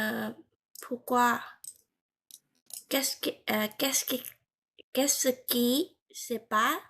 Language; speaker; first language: French; non-native, learner; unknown